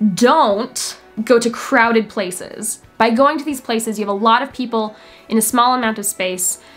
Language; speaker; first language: English; native; English